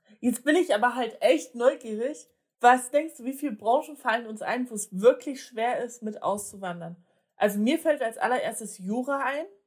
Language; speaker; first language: German; early bilingual, other home language; Polish